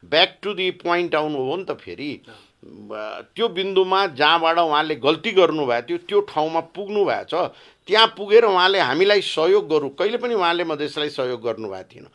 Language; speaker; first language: Nepali; non-native, local second language; Bhojpuri